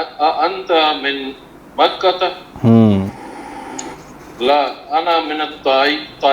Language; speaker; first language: Arabic; non-native, learner; Urdu